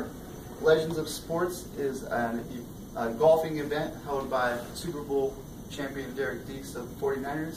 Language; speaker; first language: English; native; English